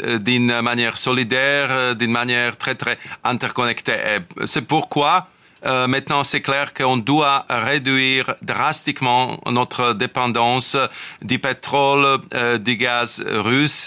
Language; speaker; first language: French; non-native, fluent; Slovak